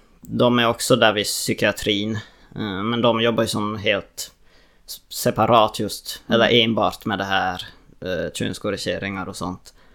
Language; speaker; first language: Swedish; native; Swedish